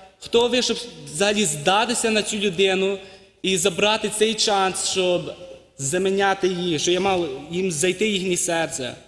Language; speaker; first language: Ukrainian; early bilingual, heritage; Ukrainian